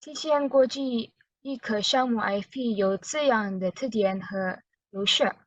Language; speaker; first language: Chinese; non-native, learner; Indonesian